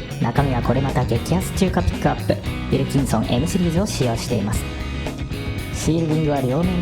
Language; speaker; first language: Japanese; native; Japanese